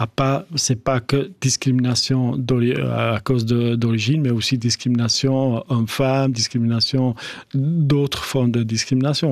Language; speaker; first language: French; non-native, fluent; Albanian